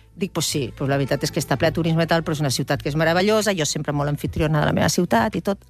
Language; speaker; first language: Catalan; native; Catalan